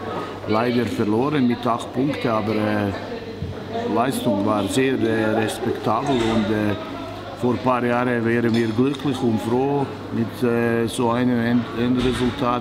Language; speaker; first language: German; non-native, fluent; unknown